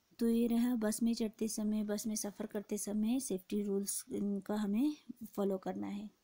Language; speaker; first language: Hindi; non-native, local second language; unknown